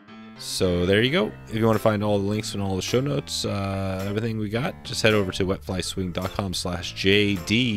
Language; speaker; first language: English; native; English